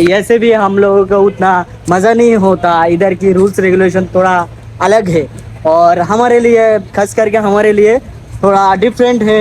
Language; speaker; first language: Hindi; non-native, learner; Bangla